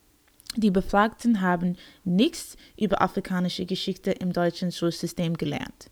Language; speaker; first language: German; non-native, learner; English